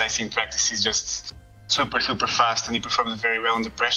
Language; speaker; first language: English; non-native, fluent; Portuguese